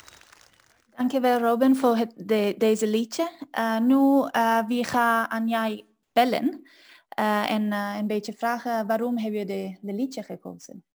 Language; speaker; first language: Dutch; non-native, learner; English